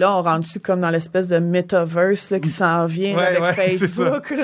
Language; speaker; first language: French; native; French